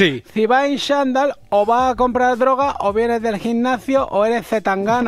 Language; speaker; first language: Spanish; native; Spanish